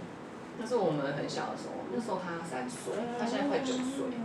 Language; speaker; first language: Chinese; native; Chinese